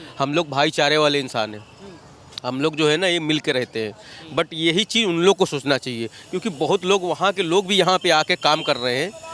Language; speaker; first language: Hindi; native; Hindi